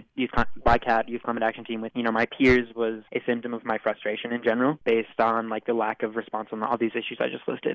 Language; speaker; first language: English; native; English